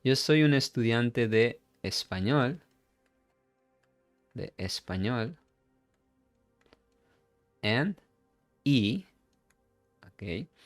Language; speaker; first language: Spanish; non-native, fluent; English